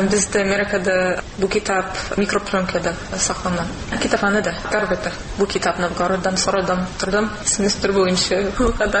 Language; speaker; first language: Tatar; non-native, fluent; English